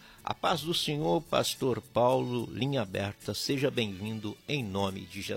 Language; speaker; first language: Portuguese; native; Portuguese